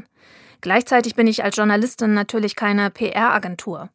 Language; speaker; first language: German; native; German